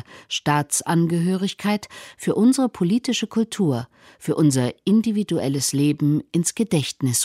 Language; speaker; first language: German; native; German